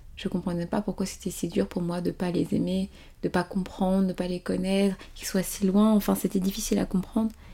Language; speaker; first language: French; early bilingual, other home language; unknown